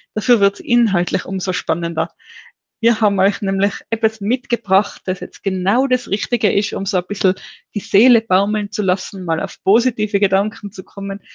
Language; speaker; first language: German; native; German